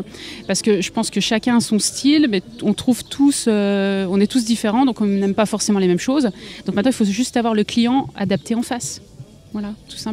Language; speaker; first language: French; native; French